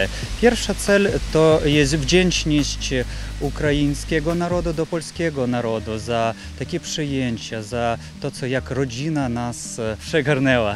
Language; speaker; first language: Polish; non-native, learner; Ukrainian